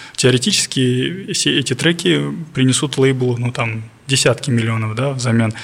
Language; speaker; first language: Russian; non-native, local second language; Kazakh